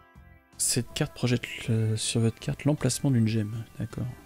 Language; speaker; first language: French; native; French